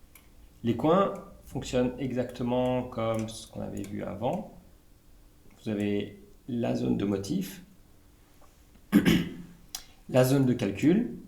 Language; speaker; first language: French; native; French